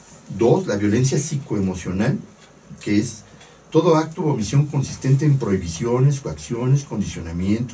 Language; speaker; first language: Spanish; native; Spanish